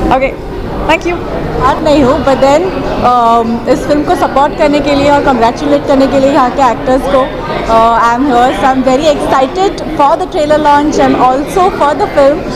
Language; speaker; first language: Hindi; non-native, local second language; Gujarati